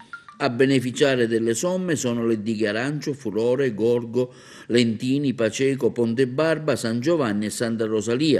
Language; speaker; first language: Italian; native; Italian